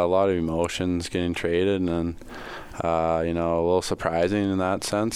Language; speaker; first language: English; native; English